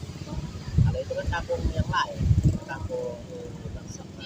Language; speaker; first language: Malay; native; Malay